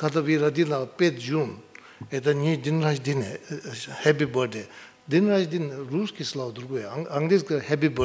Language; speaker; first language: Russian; non-native, learner; Tibetan